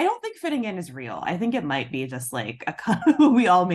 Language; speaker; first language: English; native; English